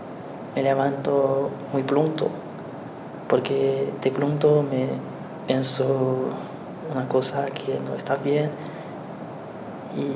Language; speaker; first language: Spanish; non-native, learner; Chinese